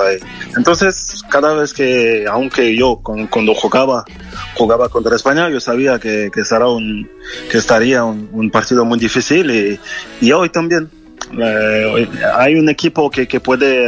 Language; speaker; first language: Spanish; non-native, fluent; French